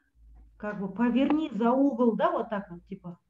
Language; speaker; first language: Russian; native; Russian